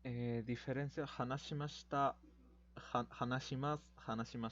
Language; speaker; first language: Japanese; non-native, fluent; Spanish